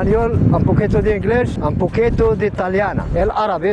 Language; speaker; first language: Spanish; non-native, learner; Arabic